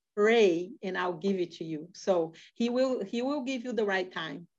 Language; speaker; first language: English; non-native, fluent; Portuguese